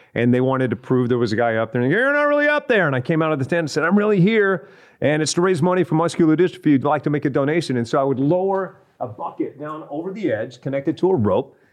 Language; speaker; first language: English; native; English